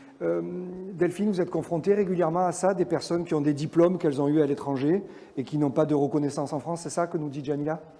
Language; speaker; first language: French; native; French